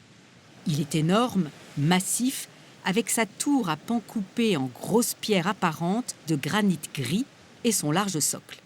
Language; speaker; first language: French; native; French